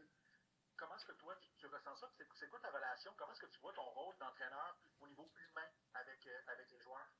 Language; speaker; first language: French; native; French